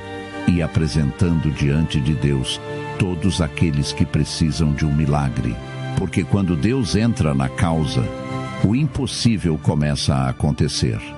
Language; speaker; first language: Portuguese; native; Portuguese